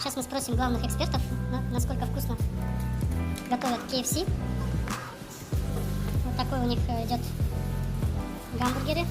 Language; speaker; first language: Russian; non-native, local second language; Kyrgyz